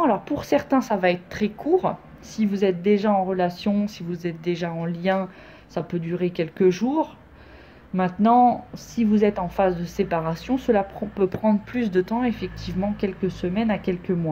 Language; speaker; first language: French; native; French